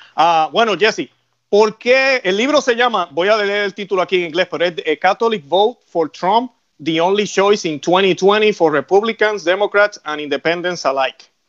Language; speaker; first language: Spanish; native; Spanish